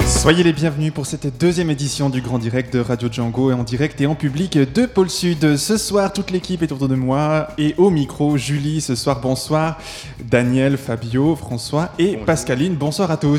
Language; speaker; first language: French; native; French